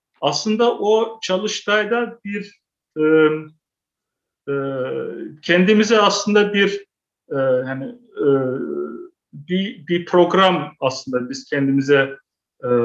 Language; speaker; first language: Turkish; early bilingual, heritage; Turkish